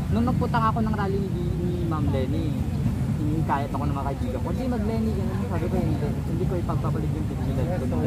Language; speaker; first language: Filipino; non-native, local second language; Iloko